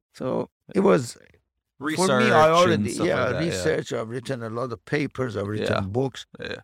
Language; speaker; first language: English; non-native, fluent; Persian